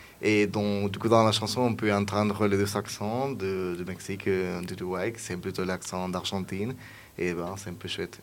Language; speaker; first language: French; non-native, fluent; Spanish